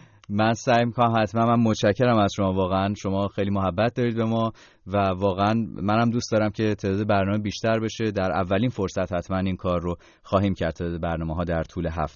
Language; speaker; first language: Persian; native; Persian